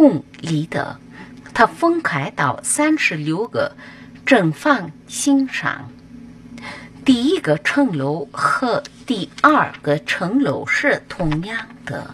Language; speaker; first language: Chinese; non-native, fluent; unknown